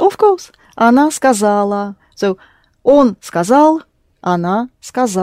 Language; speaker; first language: Russian; non-native, fluent; English